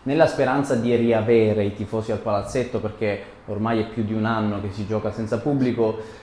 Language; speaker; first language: Italian; native; Italian